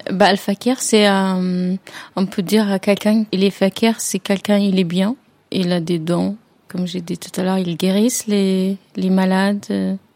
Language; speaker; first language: French; non-native, fluent; Arabic